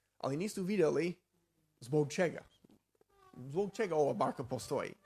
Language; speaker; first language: Serbian; non-native, fluent; Slovak